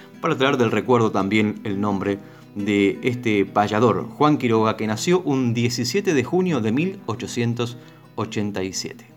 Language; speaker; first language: Spanish; native; Spanish